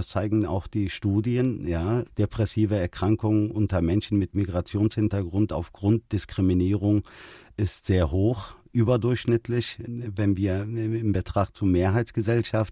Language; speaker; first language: German; early bilingual, other home language; Turkish